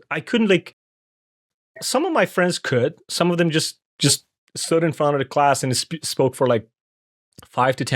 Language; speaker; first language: English; non-native, fluent; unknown